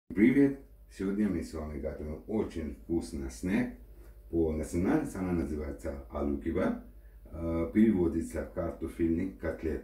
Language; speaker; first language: Russian; non-native, learner; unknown